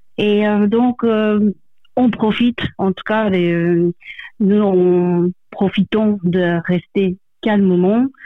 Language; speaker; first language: French; non-native, fluent; Japanese